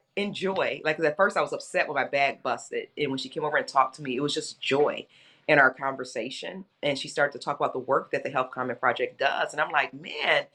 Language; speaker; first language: English; native; English